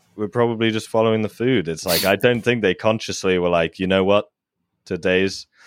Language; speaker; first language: English; native; English